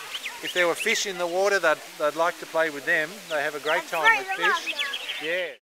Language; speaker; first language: English; native; English